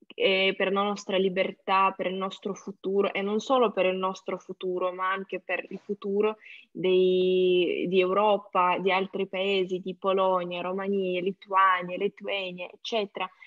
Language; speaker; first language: Italian; non-native, fluent; Ukrainian